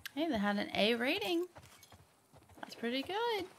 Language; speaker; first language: English; native; English